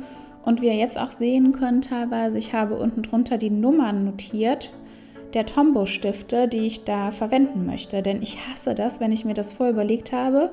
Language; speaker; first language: German; native; German